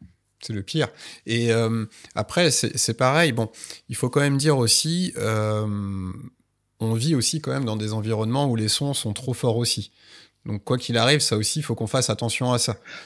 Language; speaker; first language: French; native; French